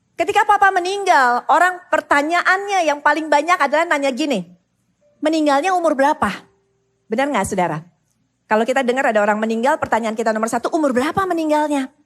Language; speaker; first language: Indonesian; native; Indonesian